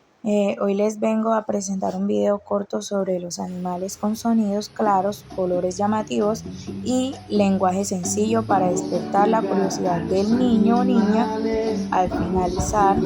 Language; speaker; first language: Spanish; native; Spanish